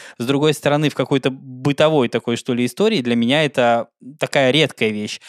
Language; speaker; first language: Russian; native; Russian